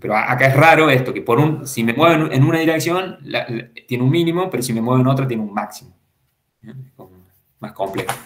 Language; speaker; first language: Spanish; native; Spanish